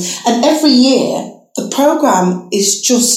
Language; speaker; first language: English; native; English